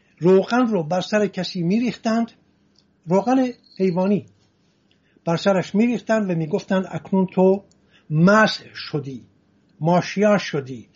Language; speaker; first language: Persian; non-native, local second language; Assyrian Neo-Aramaic